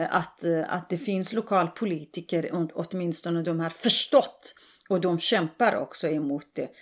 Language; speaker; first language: Swedish; non-native, fluent; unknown